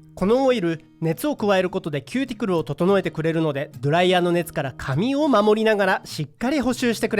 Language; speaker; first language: Japanese; native; Japanese